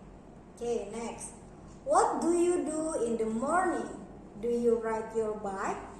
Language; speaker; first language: English; non-native, learner; Indonesian